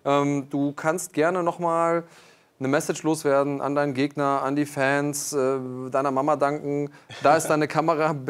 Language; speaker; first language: German; native; German